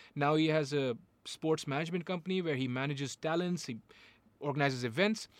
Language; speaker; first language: English; non-native, local second language; Hindi